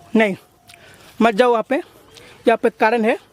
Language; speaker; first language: Hindi; non-native, local second language; Bangla